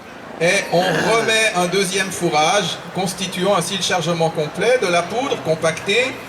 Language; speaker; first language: French; native; French